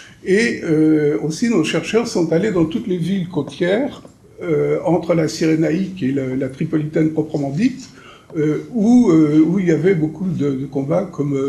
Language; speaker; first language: French; native; French